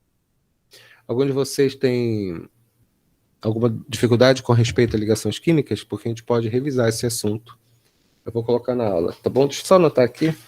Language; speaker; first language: Portuguese; native; Portuguese